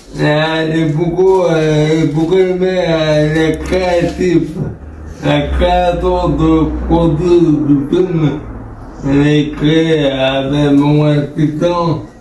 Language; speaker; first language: French; non-native, learner; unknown